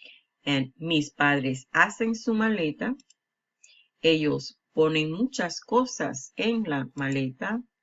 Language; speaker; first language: Spanish; non-native, fluent; English